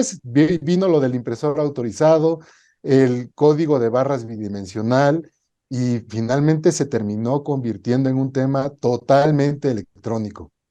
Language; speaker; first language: Spanish; native; Spanish